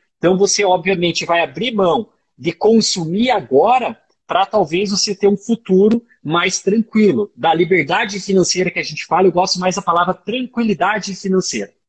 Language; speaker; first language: Portuguese; native; Portuguese